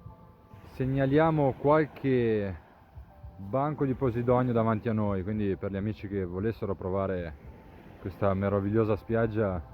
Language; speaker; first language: Italian; native; Italian